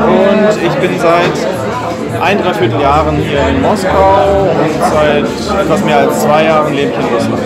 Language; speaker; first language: German; native; German